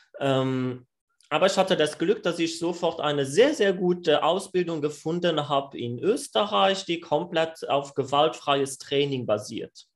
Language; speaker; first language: German; non-native, fluent; French